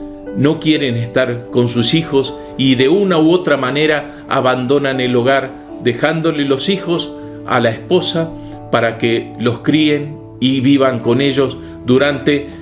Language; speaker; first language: Spanish; native; Spanish